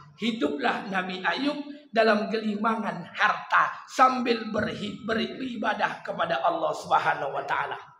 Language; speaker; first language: Malay; non-native, local second language; Minangkabau